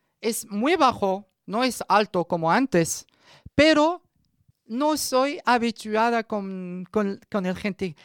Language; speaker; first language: Spanish; non-native, learner; Arabic